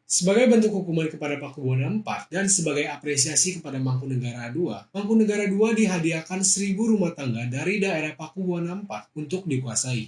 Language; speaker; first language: Indonesian; native; Indonesian